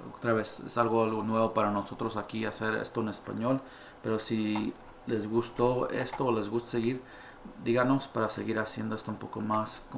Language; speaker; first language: Spanish; early bilingual, heritage; Spanish